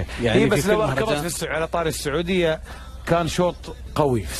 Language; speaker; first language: Arabic; native; Arabic